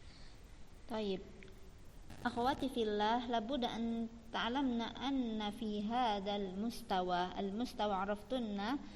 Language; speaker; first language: Arabic; non-native, fluent; Indonesian